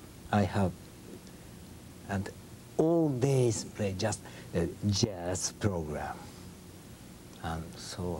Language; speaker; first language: English; non-native, learner; Japanese